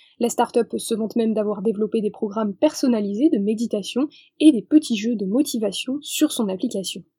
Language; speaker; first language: French; native; French